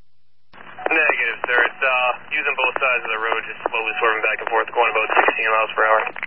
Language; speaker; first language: English; native; English